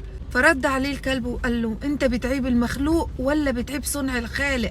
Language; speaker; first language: Arabic; native; Arabic